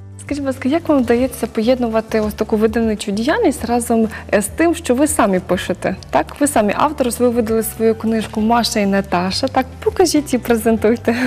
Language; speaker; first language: Ukrainian; native; Ukrainian